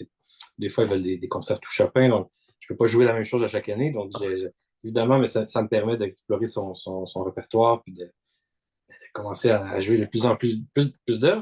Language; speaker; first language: French; native; French